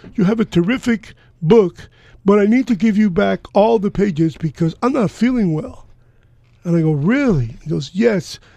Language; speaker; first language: English; early bilingual, other home language; Spanish